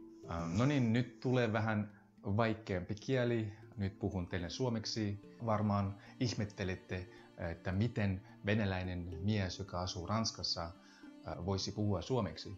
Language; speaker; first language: Finnish; non-native, fluent; Russian